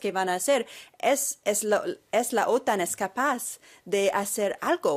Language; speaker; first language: Spanish; non-native, fluent; English